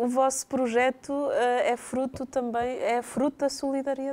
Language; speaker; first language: Portuguese; native; Portuguese